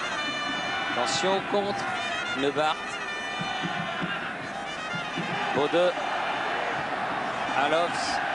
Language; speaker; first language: French; native; French